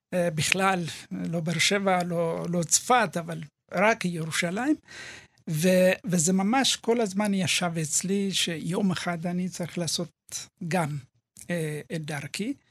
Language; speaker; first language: Hebrew; early bilingual, other home language; Amharic